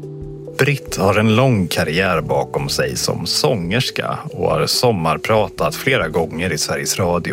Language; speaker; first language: Swedish; native; Swedish